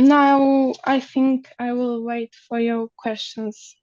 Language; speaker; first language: English; non-native, learner; Polish